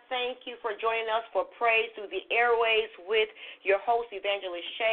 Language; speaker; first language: English; native; English